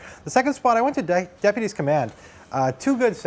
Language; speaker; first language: English; native; English